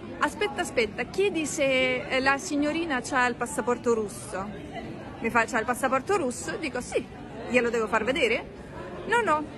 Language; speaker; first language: Italian; non-native, fluent; Russian